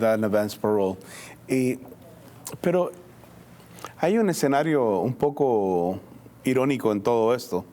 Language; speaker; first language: Spanish; native; Spanish